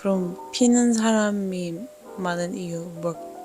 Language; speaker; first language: Korean; non-native, fluent; Dutch